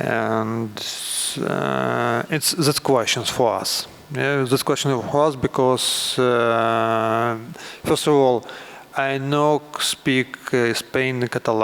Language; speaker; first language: English; non-native, learner; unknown